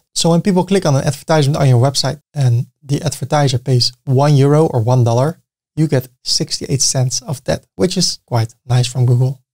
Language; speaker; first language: English; non-native, fluent; Dutch